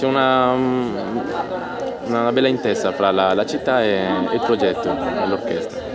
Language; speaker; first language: Italian; non-native, fluent; Spanish